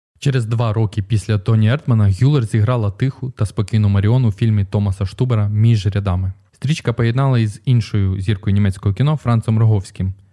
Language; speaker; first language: Ukrainian; native; Ukrainian